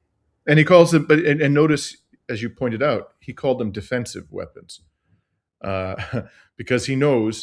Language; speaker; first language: English; native; English